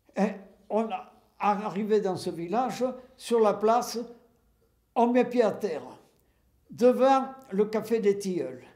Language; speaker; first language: French; native; French